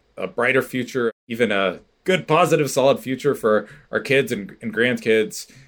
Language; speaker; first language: English; native; English